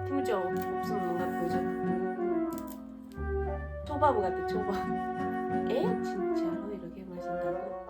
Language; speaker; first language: Korean; non-native, fluent; Japanese